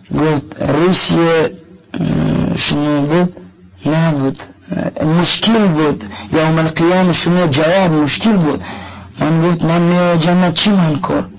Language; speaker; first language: Persian; non-native, learner; Russian